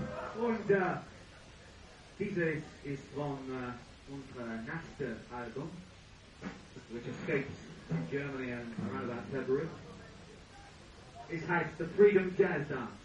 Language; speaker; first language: German; non-native, learner; English